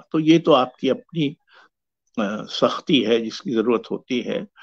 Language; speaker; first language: Hindi; native; Hindi